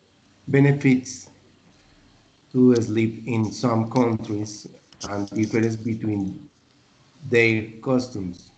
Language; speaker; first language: English; non-native, learner; Spanish